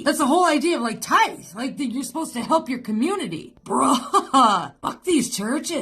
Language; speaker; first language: English; native; English